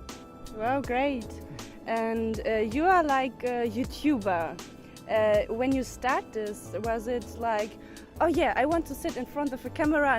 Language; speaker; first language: English; non-native, fluent; German